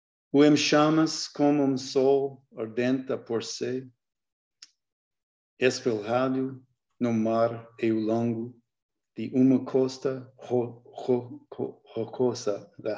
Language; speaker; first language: Portuguese; non-native, learner; English